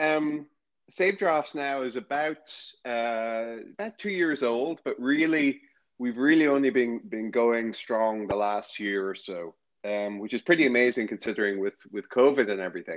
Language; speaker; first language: English; native; English